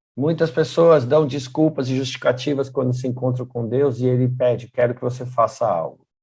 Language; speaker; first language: Portuguese; native; Portuguese